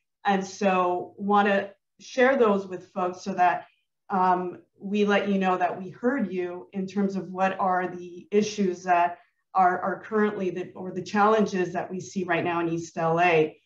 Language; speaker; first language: English; early bilingual, other home language; Spanish